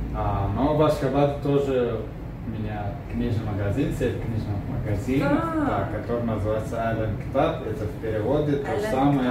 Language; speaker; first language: Russian; non-native, local second language; Turkmen